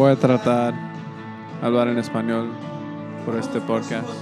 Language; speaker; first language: Spanish; non-native, learner; English